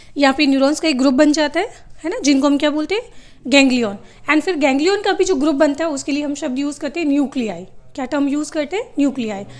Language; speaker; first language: Hindi; native; Hindi